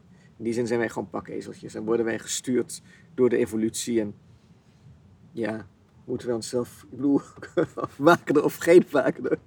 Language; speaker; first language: Dutch; native; Dutch